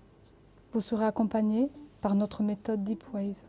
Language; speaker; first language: French; native; French